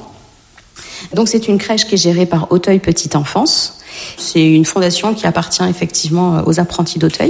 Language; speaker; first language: French; native; French